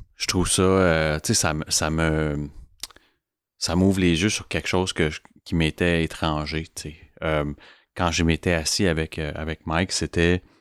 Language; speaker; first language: French; native; French